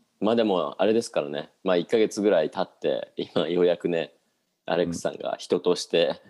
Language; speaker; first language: Japanese; native; Japanese